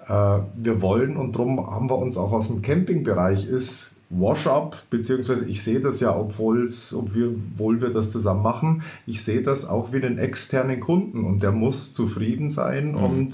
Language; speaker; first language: German; native; German